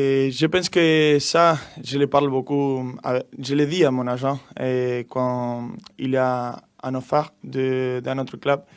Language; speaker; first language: French; non-native, learner; Spanish